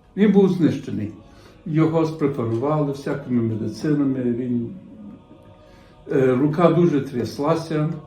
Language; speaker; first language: Ukrainian; early bilingual, heritage; Ukrainian